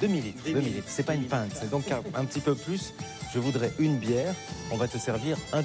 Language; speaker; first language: French; native; French